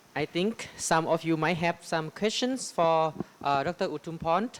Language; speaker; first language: English; non-native, fluent; Thai